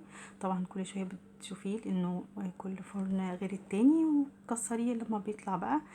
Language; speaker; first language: Arabic; native; Arabic